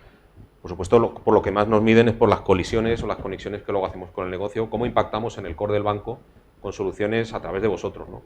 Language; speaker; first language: Spanish; native; Spanish